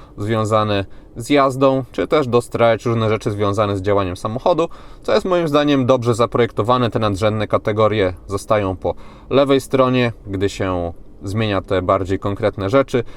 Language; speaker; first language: Polish; native; Polish